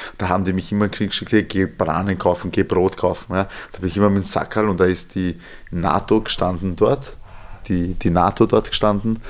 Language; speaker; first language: German; early bilingual, other home language; Serbian